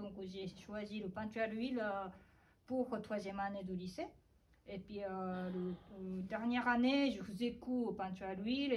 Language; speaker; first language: French; non-native, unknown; Japanese